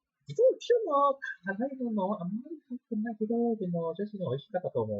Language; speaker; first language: Japanese; non-native, learner; English